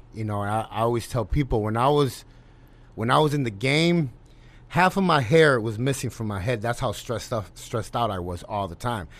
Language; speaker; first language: English; native; English